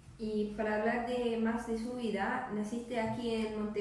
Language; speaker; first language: Spanish; non-native, learner; English